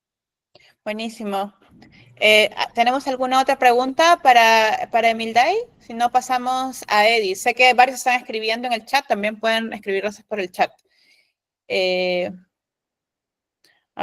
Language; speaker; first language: Spanish; native; Spanish